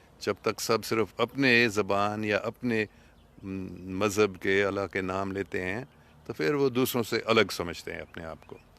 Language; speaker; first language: Urdu; non-native, fluent; English